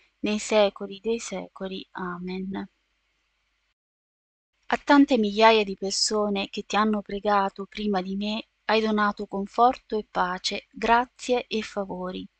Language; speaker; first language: Italian; native; Italian